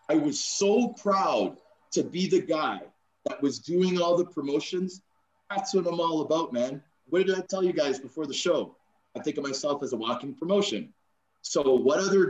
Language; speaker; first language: English; native; English